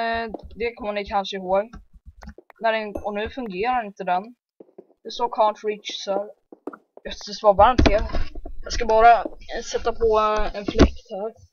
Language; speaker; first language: Swedish; early bilingual, heritage; Swedish